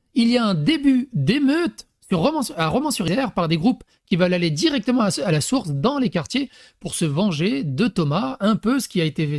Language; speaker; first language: French; early bilingual, other home language; Serbian